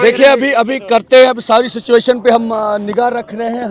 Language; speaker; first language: Hindi; non-native, local second language; Punjabi